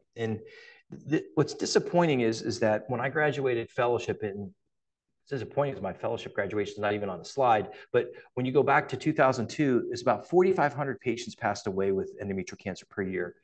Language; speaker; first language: English; native; English